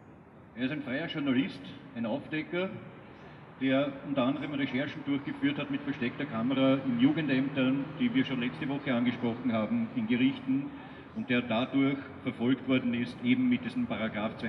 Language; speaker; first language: German; native; German